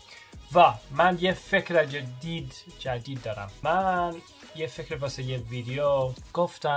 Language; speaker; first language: Persian; early bilingual, heritage; Persian